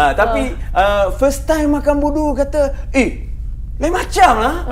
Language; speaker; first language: Malay; early bilingual, other home language; English